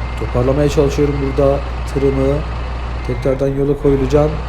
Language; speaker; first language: Turkish; native; Turkish